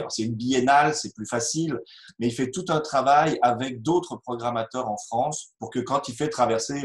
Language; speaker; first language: French; native; French